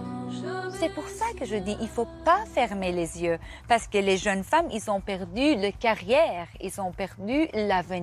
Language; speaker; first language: French; non-native, fluent; Persian